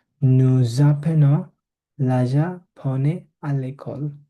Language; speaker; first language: French; non-native, learner; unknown